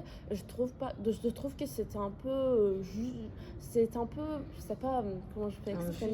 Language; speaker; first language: French; non-native, fluent; Azerbaijani